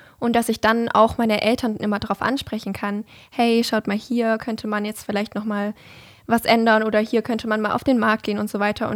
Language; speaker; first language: German; native; German